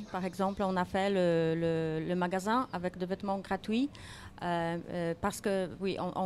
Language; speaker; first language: French; non-native, fluent; Polish